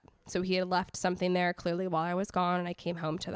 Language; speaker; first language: English; native; English